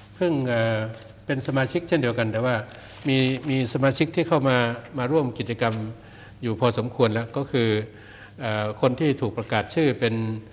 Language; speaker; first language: Thai; native; Thai